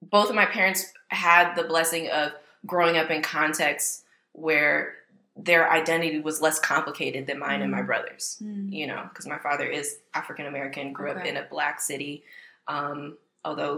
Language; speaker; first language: English; native; English